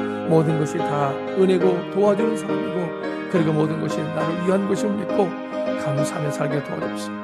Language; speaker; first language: Korean; native; Korean